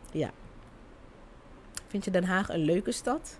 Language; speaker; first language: Dutch; non-native, fluent; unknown